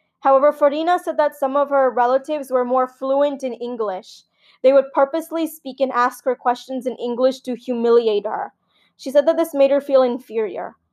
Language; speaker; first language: English; early bilingual, other home language; Gujarati